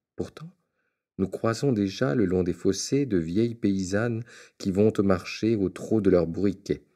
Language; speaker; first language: French; native; French